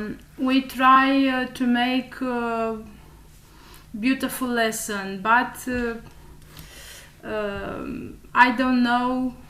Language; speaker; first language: English; non-native, learner; Romanian